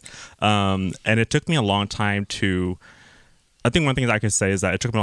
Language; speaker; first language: English; native; English